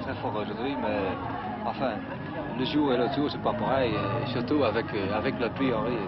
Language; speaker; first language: French; non-native, fluent; Dutch